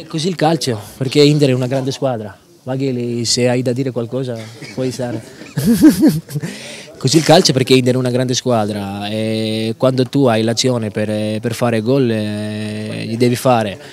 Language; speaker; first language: Italian; non-native, fluent; Greek